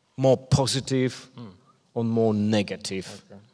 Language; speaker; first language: English; non-native, fluent; Polish